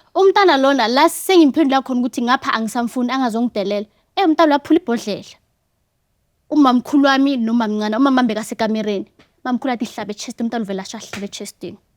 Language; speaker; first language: Zulu; native; Zulu